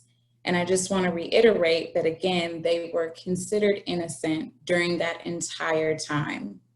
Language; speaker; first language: English; native; English